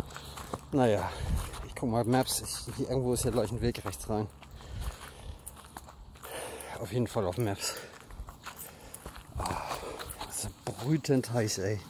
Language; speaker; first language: German; native; German